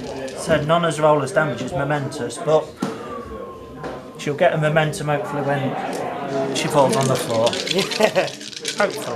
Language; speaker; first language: English; native; English